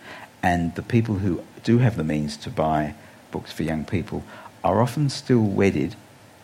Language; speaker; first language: English; native; English